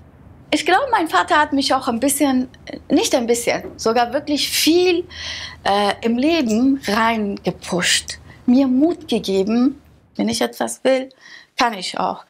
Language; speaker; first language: German; early bilingual, other home language; Persian